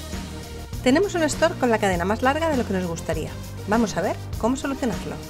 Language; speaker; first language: Spanish; native; Spanish